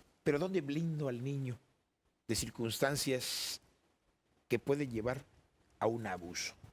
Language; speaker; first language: Spanish; native; Spanish